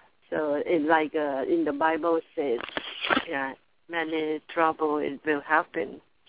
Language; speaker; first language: English; non-native, learner; Thai